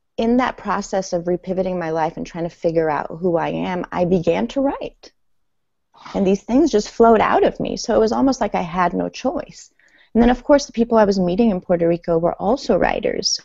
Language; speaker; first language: English; early bilingual, other home language; Persian